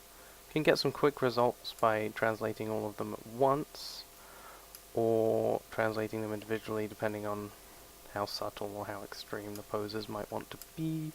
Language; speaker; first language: English; native; English